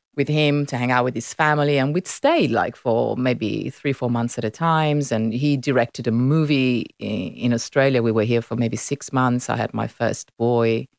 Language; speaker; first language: English; non-native, fluent; Italian